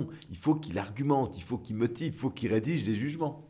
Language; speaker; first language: French; native; French